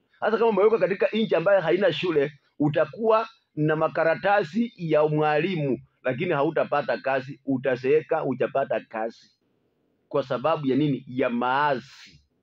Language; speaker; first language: Swahili; non-native, local second language; Luyia